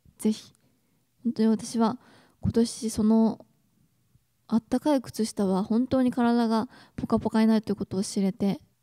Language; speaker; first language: Japanese; native; Japanese